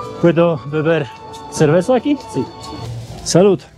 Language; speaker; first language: Spanish; non-native, learner; Polish